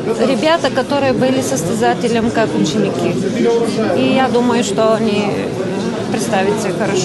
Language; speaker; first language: Russian; non-native, learner; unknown